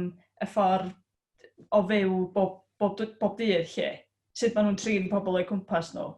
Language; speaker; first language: Welsh; native; Welsh